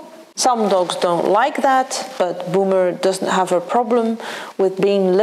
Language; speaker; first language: English; non-native, fluent; Dutch